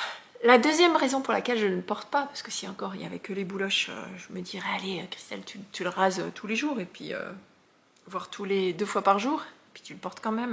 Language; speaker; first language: French; native; French